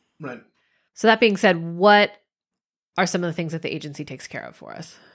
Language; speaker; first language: English; native; English